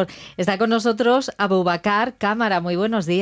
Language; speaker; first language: Spanish; native; Spanish